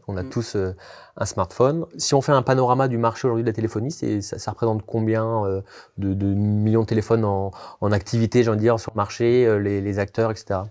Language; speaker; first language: French; native; French